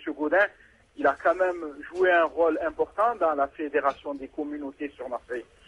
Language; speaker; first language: French; early bilingual, other home language; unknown